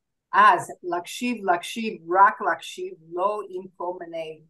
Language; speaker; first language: Hebrew; non-native, fluent; English